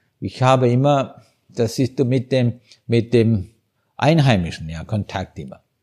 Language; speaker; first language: German; non-native, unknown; Sinhala